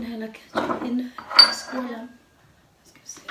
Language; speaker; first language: Swedish; non-native, learner; Thai